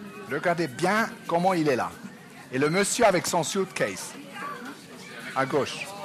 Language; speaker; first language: French; non-native, local second language; German